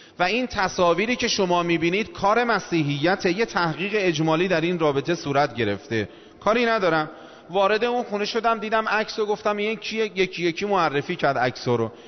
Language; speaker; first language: Persian; non-native, local second language; Azerbaijani